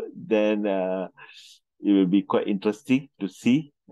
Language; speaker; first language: English; non-native, local second language; Malay